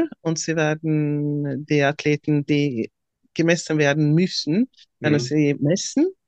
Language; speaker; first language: German; non-native, fluent; Swedish